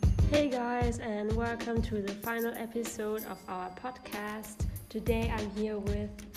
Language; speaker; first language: English; non-native, fluent; German